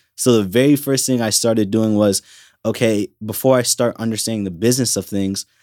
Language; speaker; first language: English; native; English